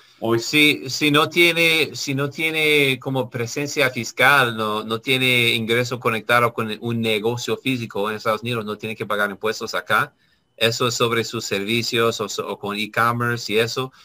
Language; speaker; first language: Spanish; non-native, learner; English